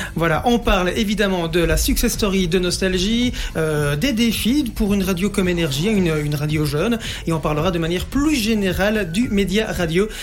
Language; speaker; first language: French; native; French